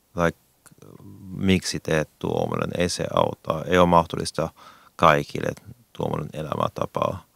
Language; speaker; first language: Finnish; non-native, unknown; German